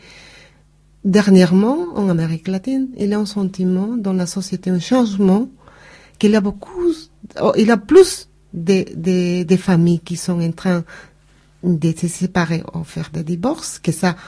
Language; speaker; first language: French; non-native, learner; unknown